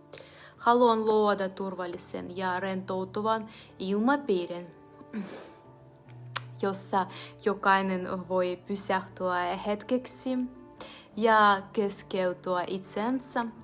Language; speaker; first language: Finnish; non-native, fluent; Ukrainian